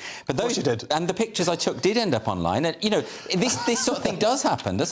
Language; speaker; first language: English; native; English